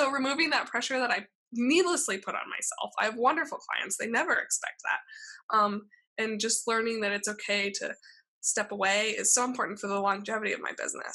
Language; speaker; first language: English; native; English